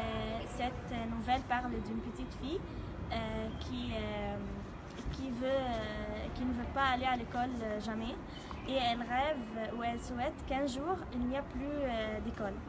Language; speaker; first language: French; non-native, fluent; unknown